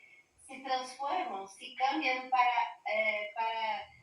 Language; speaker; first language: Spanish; non-native, learner; Portuguese